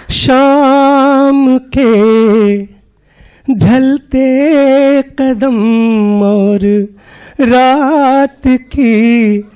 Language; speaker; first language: Hindi; native; Hindi